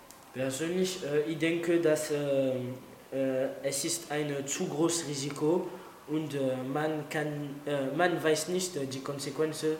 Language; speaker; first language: German; non-native, learner; French